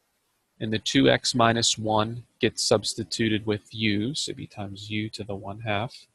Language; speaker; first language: English; native; English